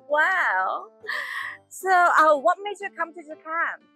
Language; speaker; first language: English; non-native, fluent; Japanese